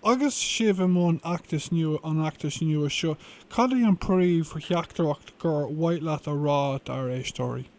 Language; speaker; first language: Irish; non-native, local second language; English